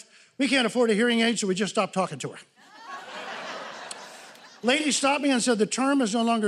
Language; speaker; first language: English; native; English